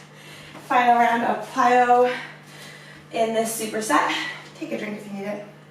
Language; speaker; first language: English; native; English